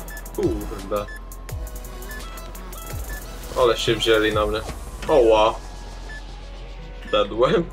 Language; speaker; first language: Polish; native; Polish